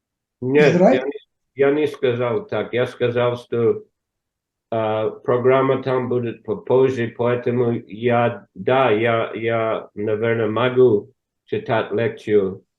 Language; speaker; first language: Russian; non-native, learner; English